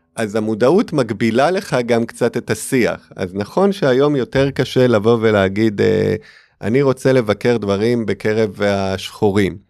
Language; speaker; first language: Hebrew; native; Hebrew